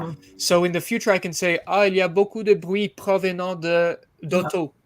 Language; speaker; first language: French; non-native, learner; English